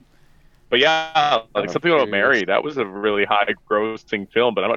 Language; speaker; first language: English; native; English